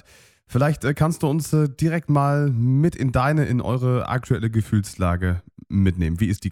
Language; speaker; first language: German; native; German